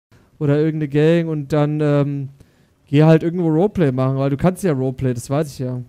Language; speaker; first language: German; native; German